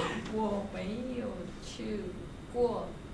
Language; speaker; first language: Chinese; non-native, learner; Korean